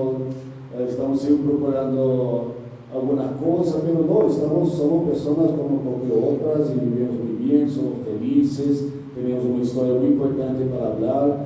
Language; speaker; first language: Spanish; non-native, learner; Portuguese